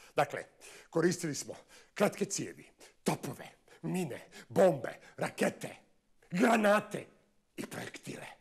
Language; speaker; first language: Bosnian; native; Bosnian